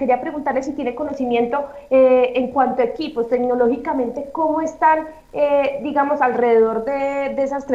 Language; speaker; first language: Spanish; native; Spanish